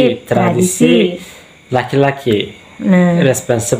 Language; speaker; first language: Indonesian; non-native, learner; Turkish